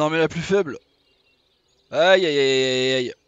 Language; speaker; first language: French; native; French